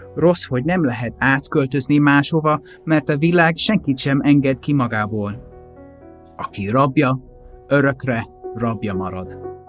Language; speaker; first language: Hungarian; non-native, fluent; English